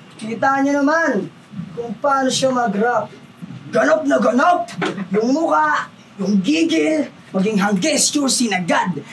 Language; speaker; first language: Filipino; native; Filipino